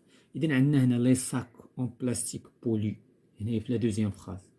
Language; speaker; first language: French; non-native, local second language; Arabic